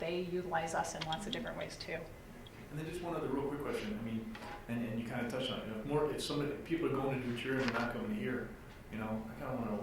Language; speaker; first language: English; native; English